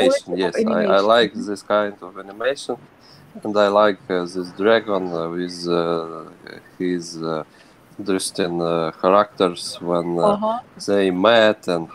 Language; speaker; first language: English; non-native, learner; Ukrainian